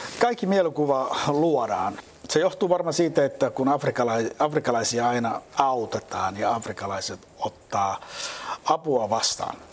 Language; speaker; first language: Finnish; non-native, fluent; Somali